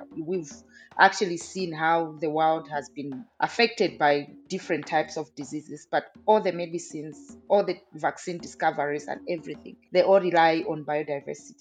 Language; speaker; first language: English; non-native, local second language; Nyanja